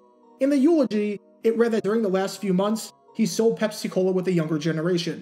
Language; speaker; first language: English; native; English